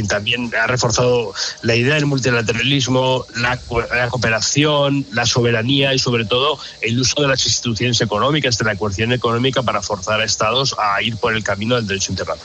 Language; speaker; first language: Spanish; native; Spanish